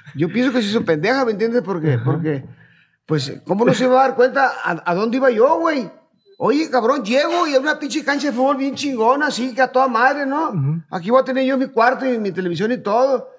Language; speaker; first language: Spanish; native; Spanish